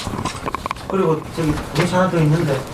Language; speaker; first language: Korean; native; Korean